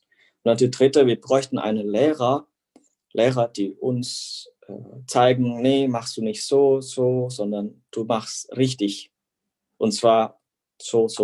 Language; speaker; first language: German; non-native, fluent; Indonesian